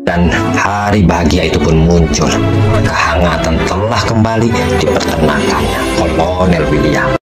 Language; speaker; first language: Indonesian; native; Indonesian